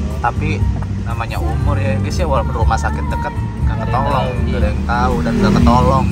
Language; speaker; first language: Indonesian; native; Indonesian